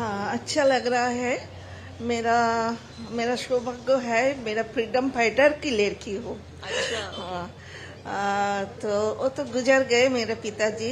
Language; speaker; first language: Hindi; non-native, local second language; Bangla